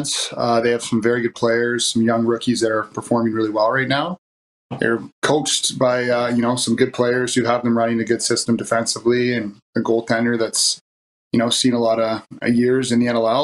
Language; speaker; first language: English; native; English